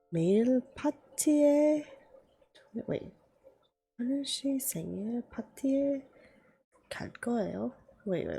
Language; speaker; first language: Korean; non-native, learner; English